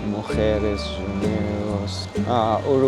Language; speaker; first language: Spanish; non-native, learner; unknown